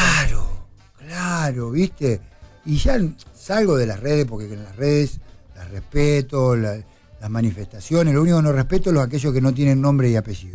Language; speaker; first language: Spanish; native; Spanish